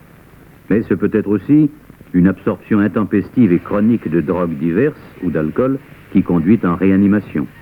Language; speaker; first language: French; native; French